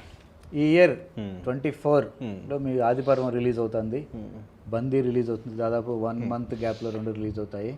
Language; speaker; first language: Telugu; native; Telugu